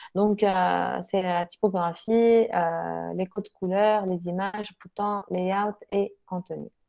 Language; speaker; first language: French; non-native, local second language; Arabic